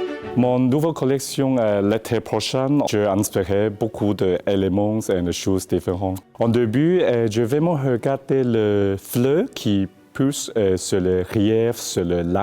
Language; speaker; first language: French; non-native, learner; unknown